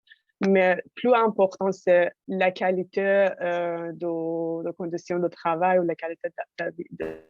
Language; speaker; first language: French; non-native, fluent; Persian